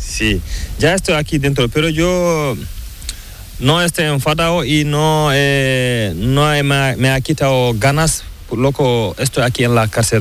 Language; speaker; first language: Spanish; non-native, learner; Fula